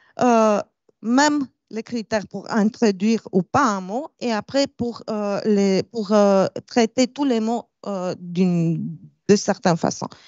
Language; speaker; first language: French; non-native, fluent; Romanian